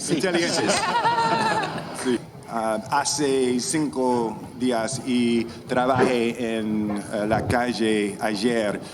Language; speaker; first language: Spanish; non-native, learner; English